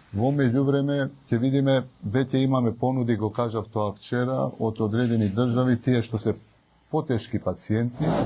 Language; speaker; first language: Macedonian; non-native, local second language; Albanian